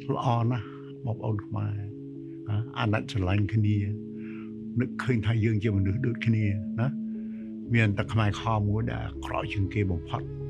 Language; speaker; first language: Khmer; non-native, local second language; Western Cham